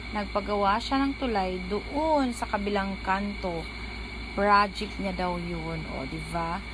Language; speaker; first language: Filipino; non-native, local second language; Cebuano